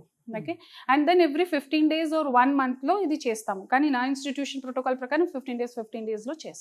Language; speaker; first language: Telugu; non-native, fluent; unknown